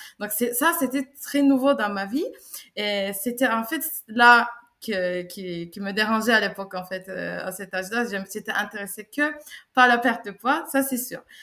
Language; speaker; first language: French; non-native, fluent; Turkish